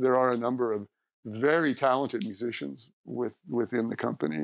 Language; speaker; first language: English; native; English